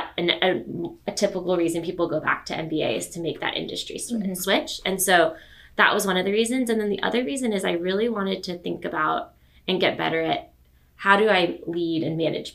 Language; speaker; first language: English; native; English